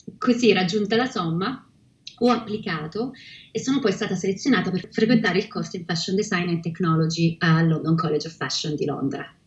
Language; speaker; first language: Italian; native; Italian